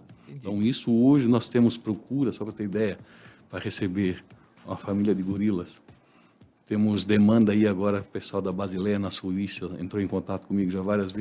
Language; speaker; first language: Portuguese; native; Portuguese